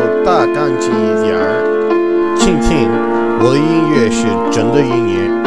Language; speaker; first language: Chinese; non-native, learner; English